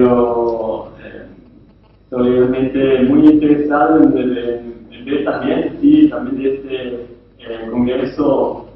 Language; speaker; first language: Spanish; non-native, fluent; Italian